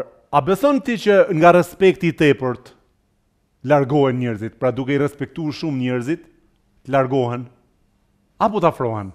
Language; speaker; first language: Albanian; native; Albanian